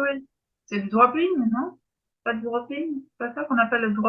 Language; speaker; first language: French; native; French